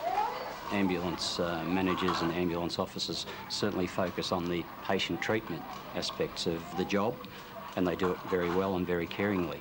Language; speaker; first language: English; native; English